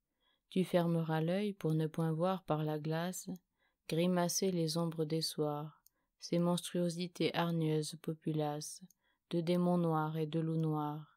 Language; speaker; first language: French; native; French